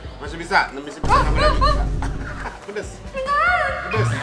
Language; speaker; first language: Indonesian; non-native, fluent; Japanese